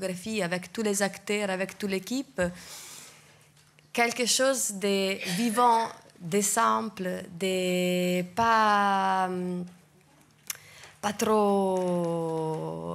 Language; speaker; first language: French; non-native, fluent; Italian